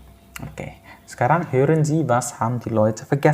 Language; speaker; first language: German; non-native, fluent; Indonesian